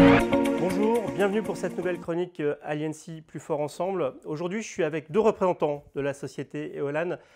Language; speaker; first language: French; native; French